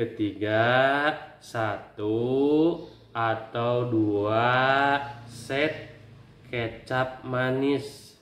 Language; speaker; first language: Indonesian; native; Indonesian